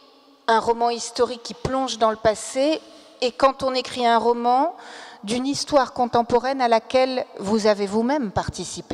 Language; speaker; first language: French; native; French